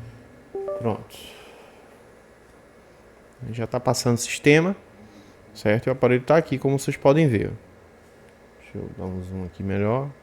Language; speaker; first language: Portuguese; native; Portuguese